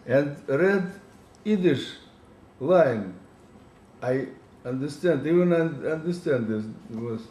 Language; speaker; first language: English; non-native, learner; Russian